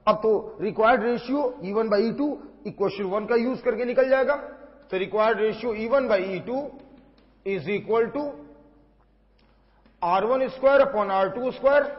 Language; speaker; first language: Hindi; native; Hindi